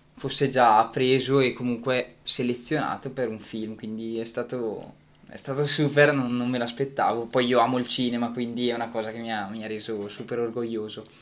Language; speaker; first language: Italian; native; Italian